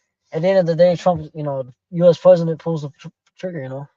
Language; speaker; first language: English; native; English